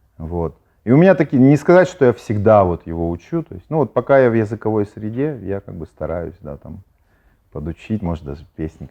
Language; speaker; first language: Russian; native; Russian